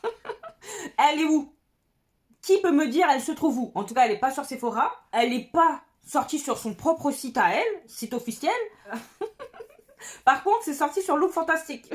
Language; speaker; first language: French; native; French